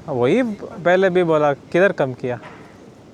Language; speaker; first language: Hindi; non-native, local second language; Kannada